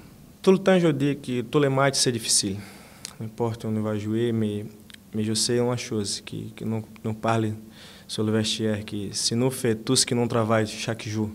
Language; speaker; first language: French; non-native, learner; Portuguese